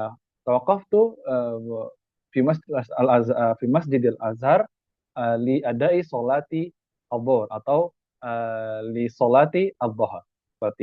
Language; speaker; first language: Arabic; non-native, fluent; Indonesian